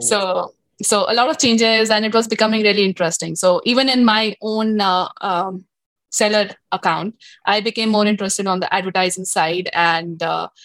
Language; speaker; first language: English; non-native, local second language; Hindi